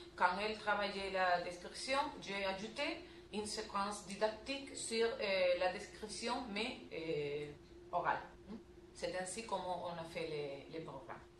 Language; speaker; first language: French; non-native, learner; Spanish